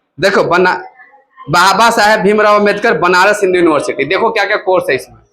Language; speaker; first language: Hindi; native; Hindi